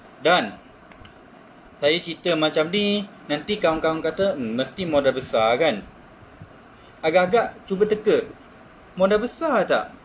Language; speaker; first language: Malay; non-native, local second language; Chinese